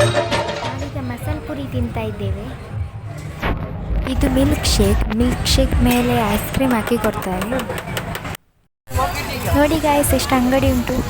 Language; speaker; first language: Kannada; native; Kannada